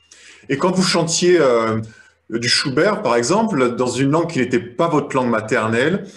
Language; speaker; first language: French; native; French